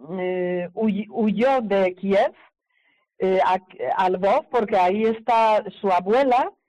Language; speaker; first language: Spanish; non-native, fluent; Polish